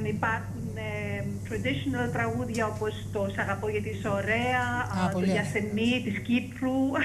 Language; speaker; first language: Greek; early bilingual, heritage; Greek